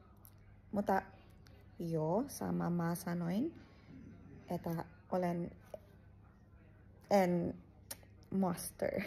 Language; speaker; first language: Finnish; non-native, learner; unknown